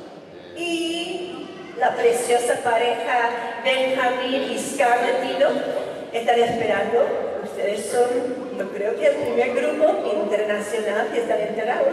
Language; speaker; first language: Spanish; non-native, fluent; Finnish